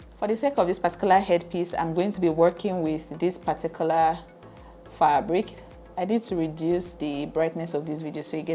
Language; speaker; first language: English; native; English